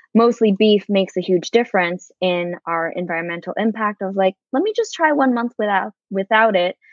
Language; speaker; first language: English; native; English